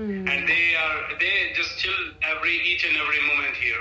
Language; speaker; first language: English; non-native, local second language; Hindi